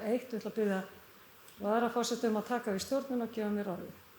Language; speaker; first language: Icelandic; native; Icelandic